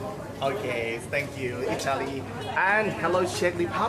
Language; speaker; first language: English; non-native, learner; Thai